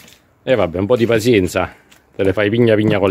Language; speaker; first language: Italian; native; Italian